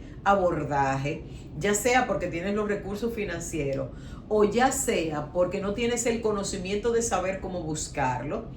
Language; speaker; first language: Spanish; native; Spanish